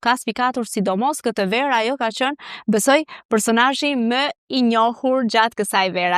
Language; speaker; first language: Albanian; native; Albanian